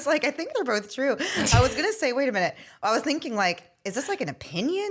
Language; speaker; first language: English; native; English